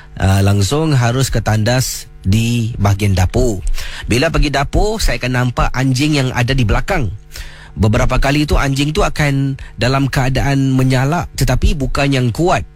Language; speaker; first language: Malay; native; Malay